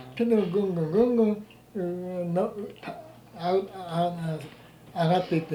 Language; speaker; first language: Japanese; native; Japanese